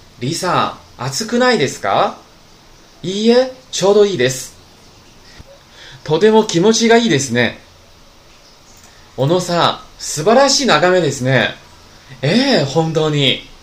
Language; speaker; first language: Japanese; non-native, fluent; Chinese